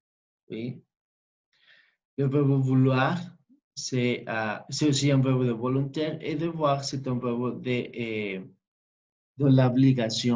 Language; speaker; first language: French; non-native, fluent; Spanish